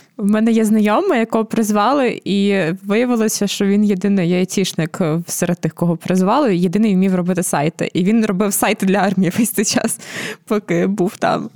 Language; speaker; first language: Ukrainian; native; Ukrainian